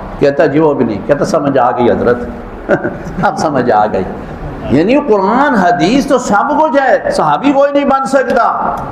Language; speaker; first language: Urdu; non-native, local second language; Punjabi